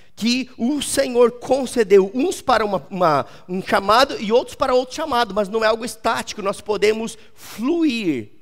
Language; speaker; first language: Portuguese; native; Portuguese